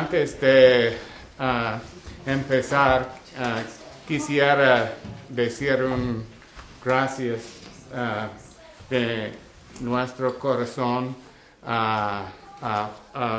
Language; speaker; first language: Spanish; non-native, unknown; English